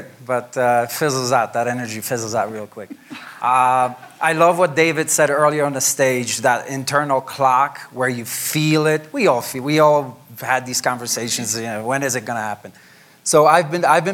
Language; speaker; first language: English; non-native, fluent; Polish